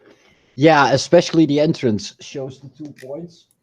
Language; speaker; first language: English; native; English